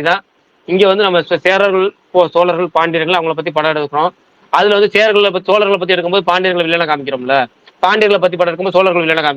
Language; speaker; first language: Tamil; native; Tamil